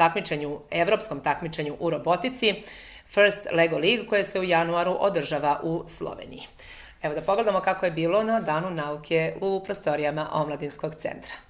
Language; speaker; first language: Bosnian; native; Bosnian